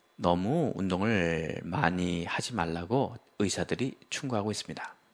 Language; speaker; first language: Korean; native; Korean